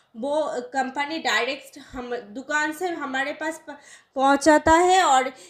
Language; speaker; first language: Hindi; non-native, local second language; Bangla